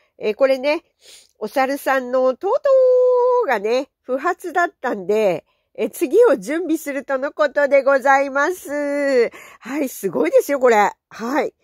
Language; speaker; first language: Japanese; native; Japanese